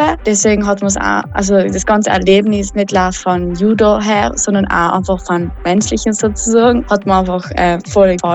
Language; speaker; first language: German; native; German